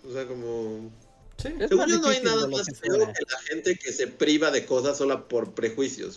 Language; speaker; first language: Spanish; native; Spanish